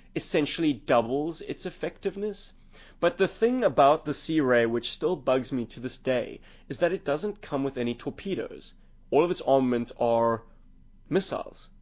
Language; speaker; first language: English; native; English